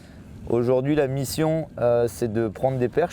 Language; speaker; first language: French; native; French